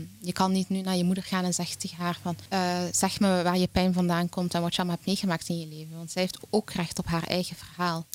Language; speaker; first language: Dutch; early bilingual, other home language; Arabic